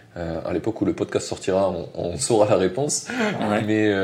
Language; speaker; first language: French; native; French